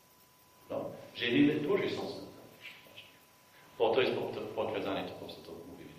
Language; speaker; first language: Polish; non-native, fluent; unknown